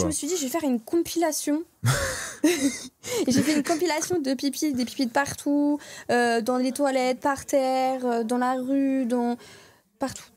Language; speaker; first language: French; native; French